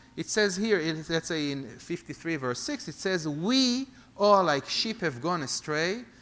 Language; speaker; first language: English; non-native, fluent; Hebrew